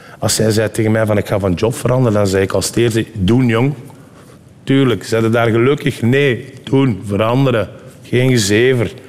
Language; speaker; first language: Dutch; early bilingual, other home language; Turkish